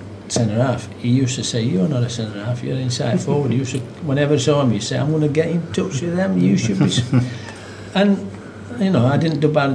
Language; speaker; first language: English; native; English